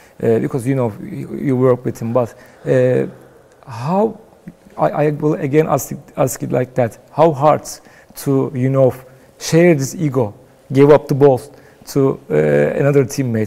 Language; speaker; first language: English; non-native, fluent; Turkish